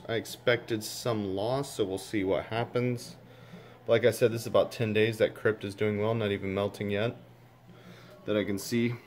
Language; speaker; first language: English; native; English